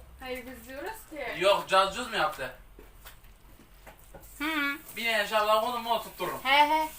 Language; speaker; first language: Turkish; native; Turkish